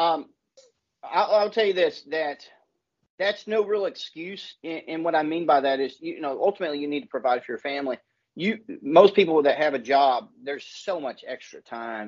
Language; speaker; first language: English; native; English